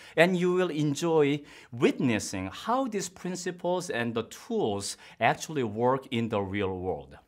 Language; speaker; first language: English; non-native, fluent; Korean